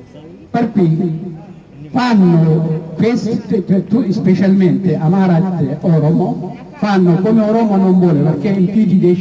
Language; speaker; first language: Italian; non-native, learner; Oromo